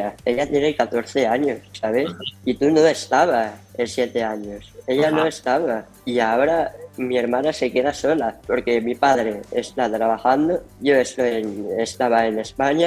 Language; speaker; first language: Spanish; early bilingual, heritage; Spanish